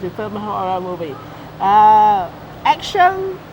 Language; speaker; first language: English; non-native, fluent; Khmer